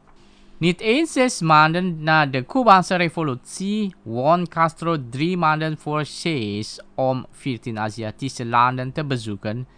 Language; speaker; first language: Dutch; non-native, fluent; Indonesian